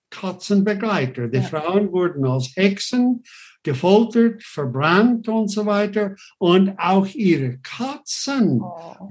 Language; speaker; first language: German; non-native, fluent; English